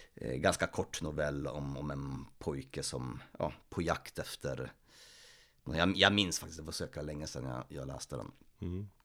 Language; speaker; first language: Swedish; early bilingual, other home language; Polish